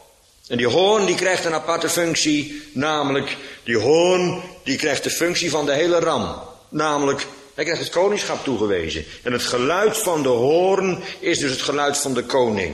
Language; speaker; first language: Dutch; native; Dutch